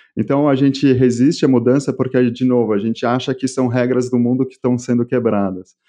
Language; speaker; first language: Portuguese; native; Portuguese